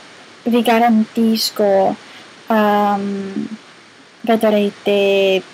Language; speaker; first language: Italian; non-native, learner; English